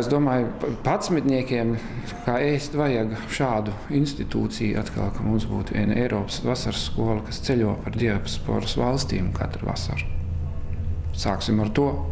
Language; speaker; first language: Latvian; early bilingual, heritage; Latvian